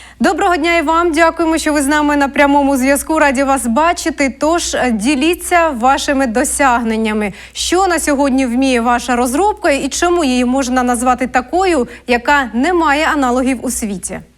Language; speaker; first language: Ukrainian; native; Ukrainian